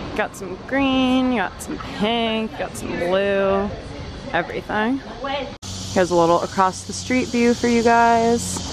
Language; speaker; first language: English; native; English